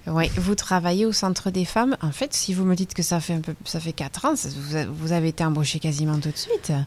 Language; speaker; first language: French; native; French